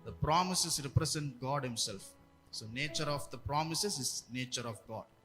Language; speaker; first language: English; non-native, local second language; Tamil